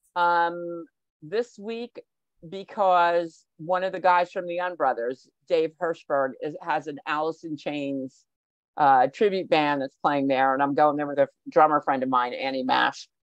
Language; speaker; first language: English; native; English